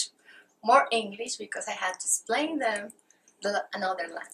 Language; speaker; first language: English; non-native, learner; Spanish